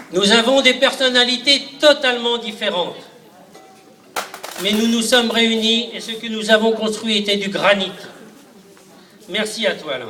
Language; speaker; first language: French; native; French